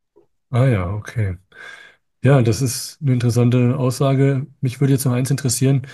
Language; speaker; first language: German; native; German